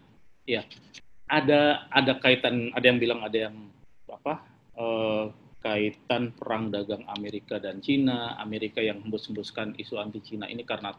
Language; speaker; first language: Indonesian; native; Indonesian